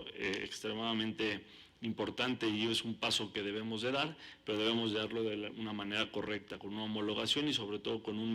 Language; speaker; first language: Spanish; native; Spanish